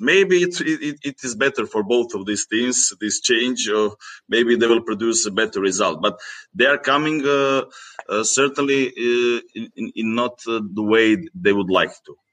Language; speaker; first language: English; non-native, fluent; Greek